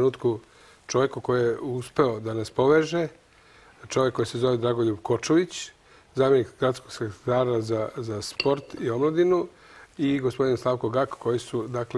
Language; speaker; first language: Croatian; native; Croatian